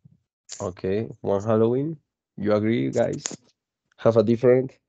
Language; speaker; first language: English; non-native, fluent; Spanish